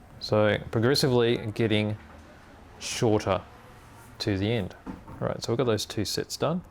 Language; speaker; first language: English; native; English